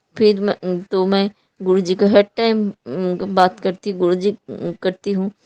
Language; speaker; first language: Hindi; non-native, local second language; Bangla